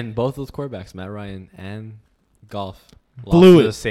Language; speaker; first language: English; native; English